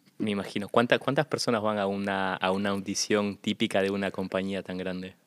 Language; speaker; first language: Spanish; native; Spanish